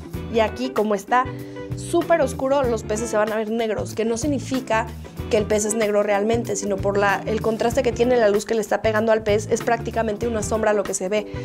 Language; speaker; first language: Spanish; native; Spanish